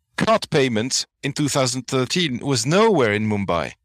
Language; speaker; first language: English; non-native, fluent; French